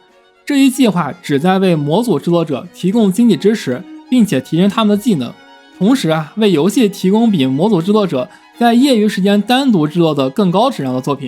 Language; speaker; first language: Chinese; native; Chinese